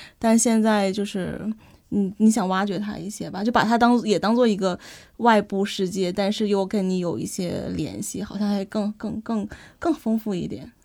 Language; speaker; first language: Chinese; native; Chinese